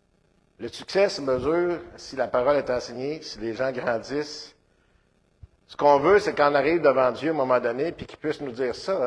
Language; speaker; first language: French; native; French